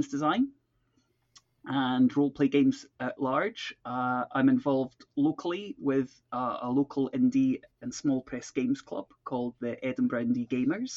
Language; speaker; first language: English; native; English